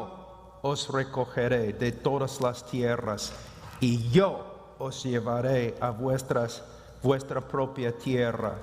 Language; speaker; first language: Spanish; non-native, fluent; English